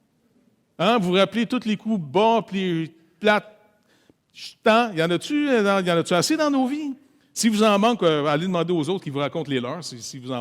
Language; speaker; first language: French; native; French